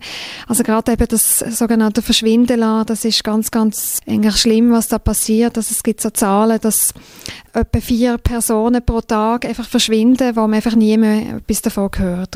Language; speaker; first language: German; native; German